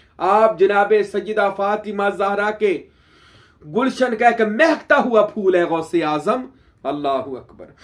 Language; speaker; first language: Urdu; non-native, local second language; Saraiki